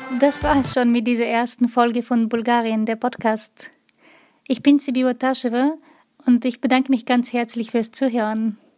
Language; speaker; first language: German; non-native, fluent; Bulgarian